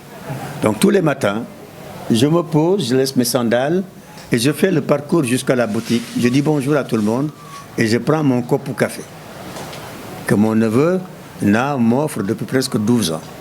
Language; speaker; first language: French; non-native, local second language; Wolof